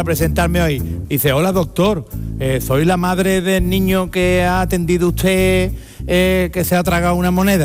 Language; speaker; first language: Spanish; native; Spanish